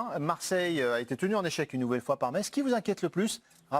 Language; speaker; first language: French; native; French